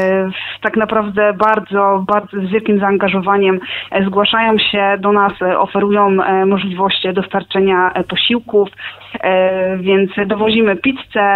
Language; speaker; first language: Polish; native; Polish